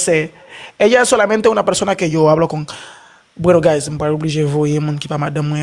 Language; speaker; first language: Spanish; non-native, learner; Haitian Creole